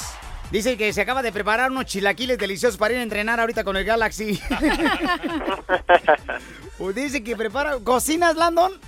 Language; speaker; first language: Spanish; native; Spanish